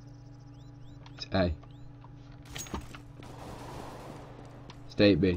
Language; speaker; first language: English; native; English